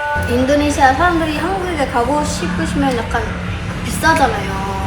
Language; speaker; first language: Korean; non-native, fluent; Indonesian